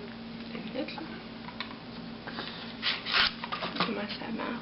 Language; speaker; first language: French; native; French